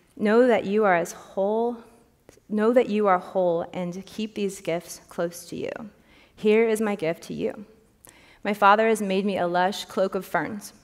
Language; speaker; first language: English; native; English